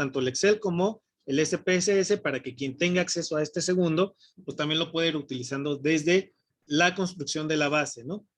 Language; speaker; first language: Spanish; native; Spanish